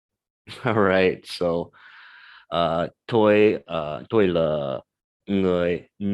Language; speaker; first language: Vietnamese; non-native, learner; English